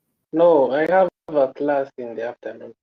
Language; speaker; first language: English; non-native, local second language; Swahili